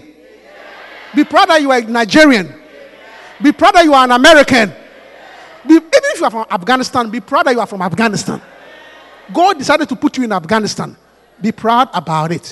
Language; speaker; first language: English; non-native, local second language; Akan